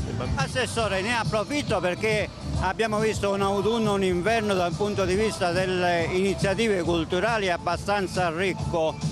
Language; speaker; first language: Italian; native; Italian